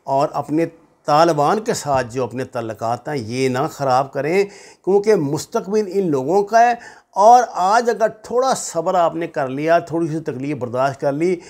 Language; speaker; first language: Urdu; native; Urdu